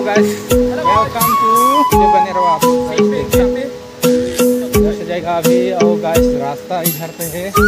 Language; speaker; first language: Hindi; non-native, local second language; Karbi